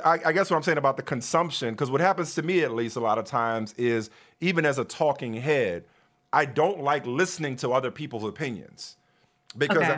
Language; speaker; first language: English; native; English